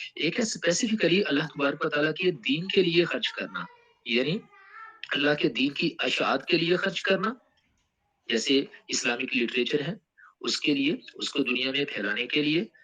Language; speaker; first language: Urdu; non-native, local second language; Punjabi